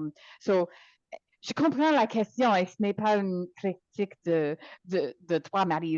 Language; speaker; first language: French; non-native, local second language; English